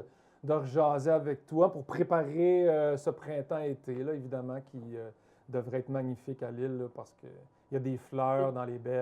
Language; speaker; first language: French; native; French